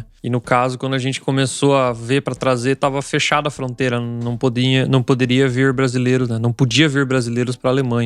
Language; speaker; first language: Portuguese; native; Portuguese